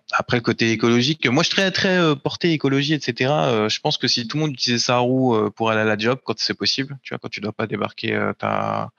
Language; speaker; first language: French; native; French